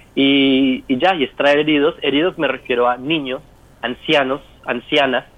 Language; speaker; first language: Spanish; native; Spanish